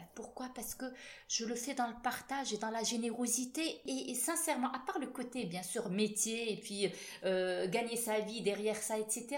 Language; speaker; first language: French; non-native, local second language; Arabic